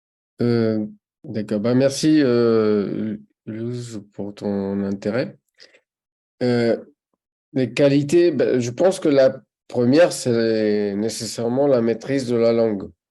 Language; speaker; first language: French; non-native, fluent; Spanish